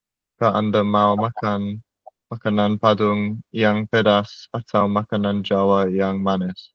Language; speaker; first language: Indonesian; non-native, learner; English